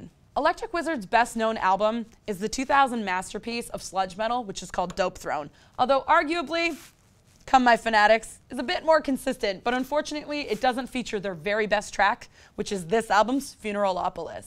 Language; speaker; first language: English; native; English